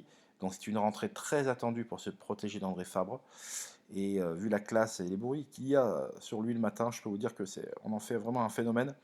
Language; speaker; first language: French; native; French